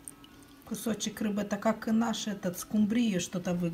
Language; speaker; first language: Russian; non-native, fluent; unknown